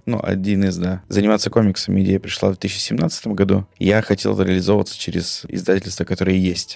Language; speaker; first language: Russian; native; Russian